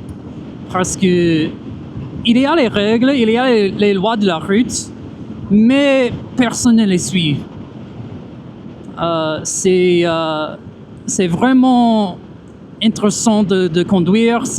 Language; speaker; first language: French; non-native, fluent; English